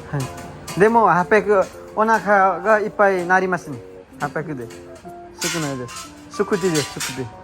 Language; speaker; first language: Japanese; non-native, learner; Nepali